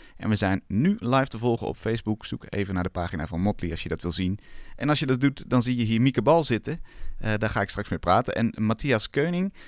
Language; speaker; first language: Dutch; native; Dutch